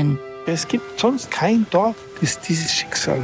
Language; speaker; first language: German; native; German